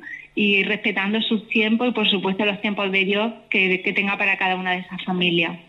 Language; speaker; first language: Spanish; native; Spanish